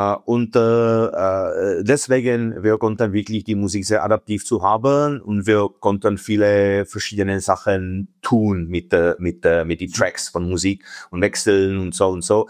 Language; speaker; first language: German; non-native, fluent; Czech